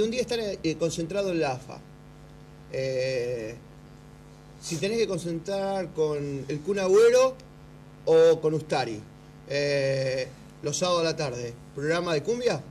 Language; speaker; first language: Spanish; native; Spanish